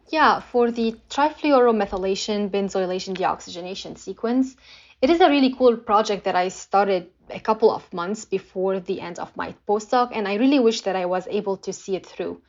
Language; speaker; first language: English; non-native, fluent; Arabic